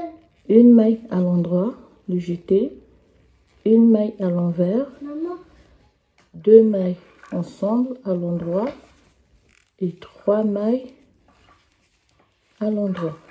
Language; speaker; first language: French; native; French